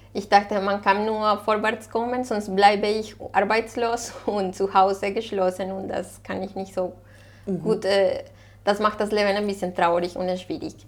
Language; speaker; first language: German; non-native, fluent; Spanish